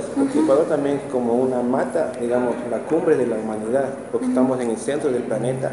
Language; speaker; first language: Spanish; native; Spanish